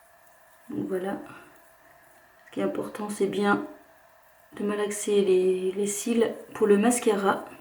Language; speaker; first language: French; native; French